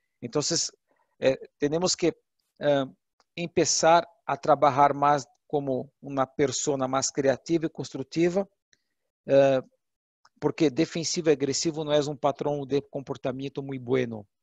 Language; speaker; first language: Portuguese; non-native, learner; Spanish